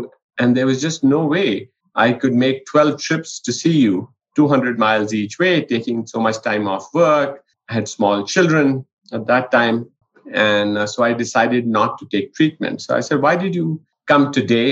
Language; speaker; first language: English; non-native, local second language; Punjabi